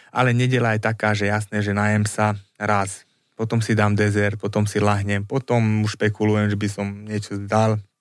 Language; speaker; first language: Slovak; non-native, local second language; Hungarian